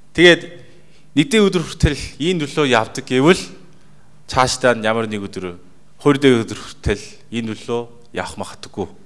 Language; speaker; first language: Mongolian; non-native, fluent; Korean